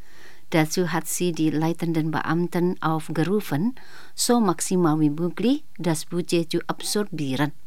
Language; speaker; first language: German; non-native, fluent; Indonesian